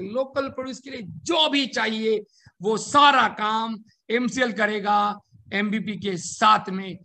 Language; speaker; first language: Hindi; non-native, local second language; Marathi